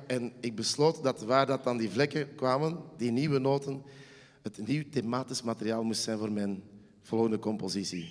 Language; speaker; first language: Dutch; native; Dutch